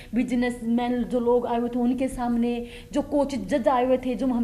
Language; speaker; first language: Hindi; native; Hindi